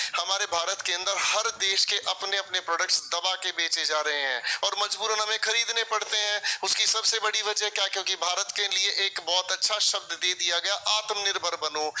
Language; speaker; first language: Hindi; native; Hindi